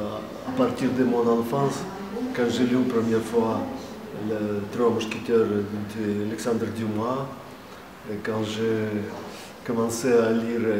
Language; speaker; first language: French; non-native, fluent; Russian